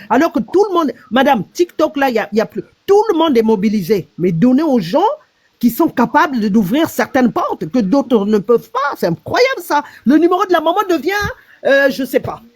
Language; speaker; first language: French; non-native, local second language; Lingala